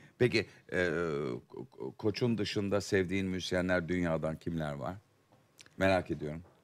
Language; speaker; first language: Turkish; native; Turkish